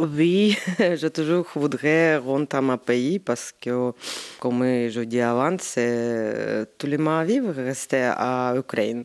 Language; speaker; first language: French; non-native, learner; Ukrainian